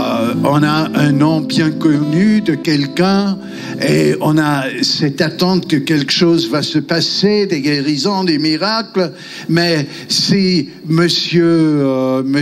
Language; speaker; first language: French; non-native, local second language; German